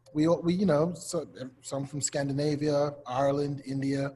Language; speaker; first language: English; native; English